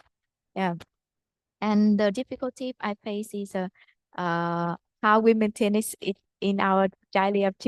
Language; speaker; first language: English; non-native, learner; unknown